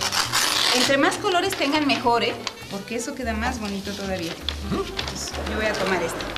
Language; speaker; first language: Spanish; native; Spanish